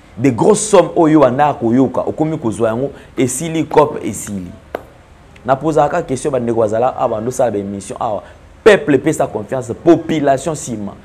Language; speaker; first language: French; non-native, local second language; Lingala